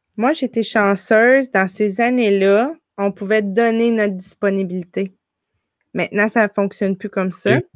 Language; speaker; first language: French; native; French